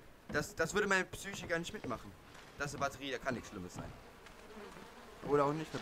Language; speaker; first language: German; native; German